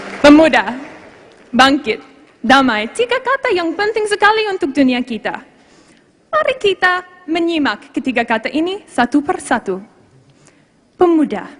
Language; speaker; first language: Malay; non-native, fluent; English